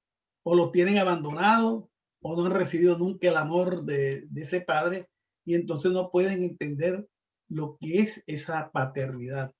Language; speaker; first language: Spanish; native; Spanish